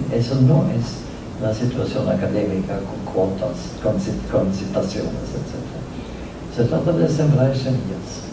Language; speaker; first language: Spanish; non-native, fluent; Norwegian